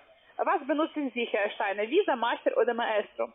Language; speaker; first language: German; non-native, learner; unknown